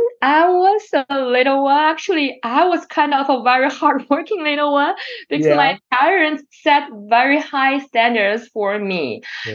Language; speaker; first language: English; non-native, fluent; Chinese